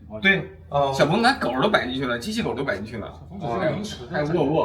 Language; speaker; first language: Chinese; native; Chinese